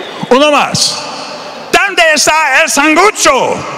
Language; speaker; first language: Spanish; non-native, learner; English